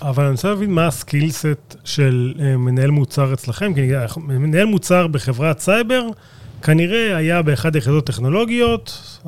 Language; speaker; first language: Hebrew; native; Hebrew